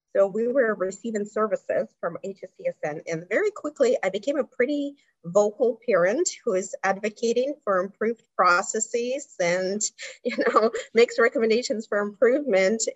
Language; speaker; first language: English; non-native, fluent; Russian